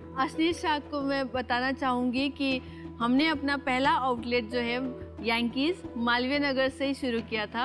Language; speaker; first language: Hindi; non-native, local second language; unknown